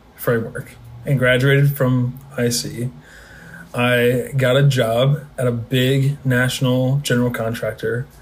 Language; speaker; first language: English; native; English